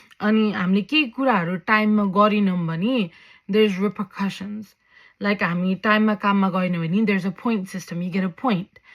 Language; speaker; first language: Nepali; early bilingual, heritage; Nepali